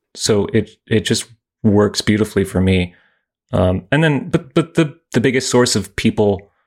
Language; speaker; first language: English; native; English